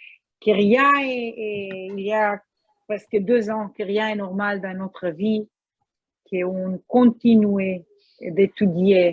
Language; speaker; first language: French; non-native, fluent; Hebrew